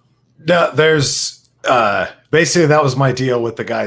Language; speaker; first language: English; native; English